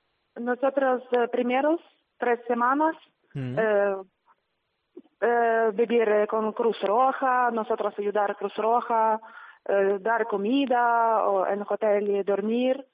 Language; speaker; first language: Spanish; non-native, learner; Ukrainian